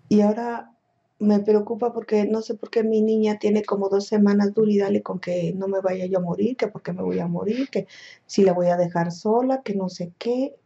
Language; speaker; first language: Spanish; native; Spanish